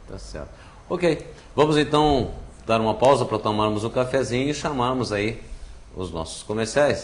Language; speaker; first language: Portuguese; native; Portuguese